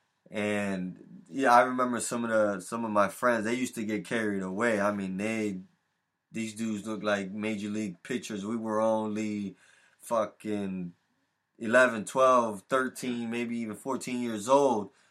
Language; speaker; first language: English; early bilingual, other home language; Spanish